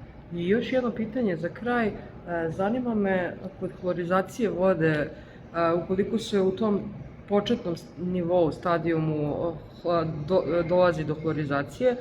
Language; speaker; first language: Bosnian; native; Bosnian